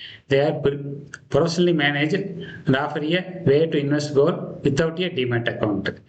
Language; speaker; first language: English; non-native, local second language; Tamil